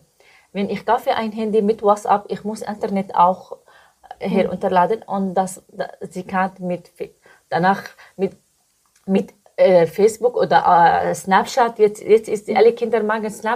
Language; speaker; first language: German; non-native, learner; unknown